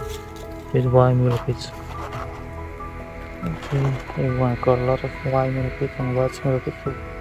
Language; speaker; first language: English; non-native, learner; Khmer